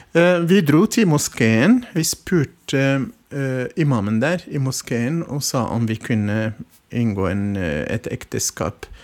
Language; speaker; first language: Norwegian; non-native, fluent; Arabic